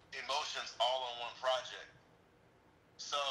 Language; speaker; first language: English; native; English